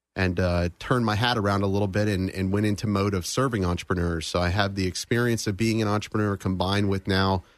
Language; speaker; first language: English; native; English